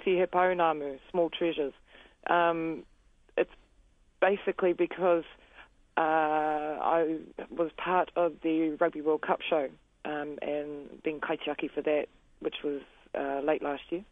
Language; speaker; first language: English; native; English